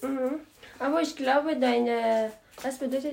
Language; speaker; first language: German; non-native, learner; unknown